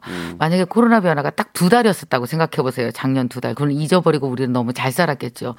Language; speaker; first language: Korean; native; Korean